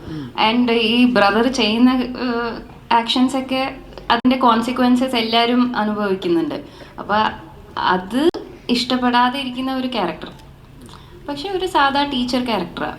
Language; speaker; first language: Malayalam; early bilingual, heritage; Malayalam